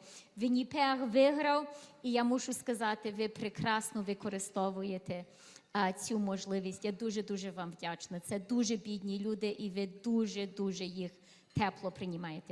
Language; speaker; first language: Ukrainian; early bilingual, heritage; Ukrainian